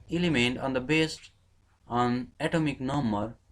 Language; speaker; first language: English; non-native, local second language; Nepali